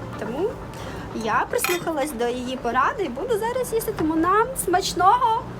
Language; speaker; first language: Ukrainian; non-native, local second language; Russian